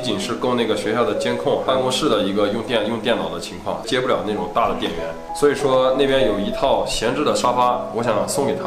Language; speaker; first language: Chinese; native; Chinese